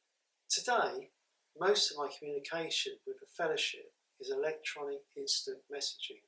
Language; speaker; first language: English; native; English